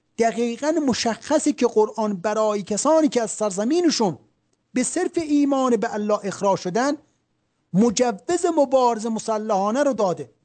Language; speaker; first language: Persian; native; Persian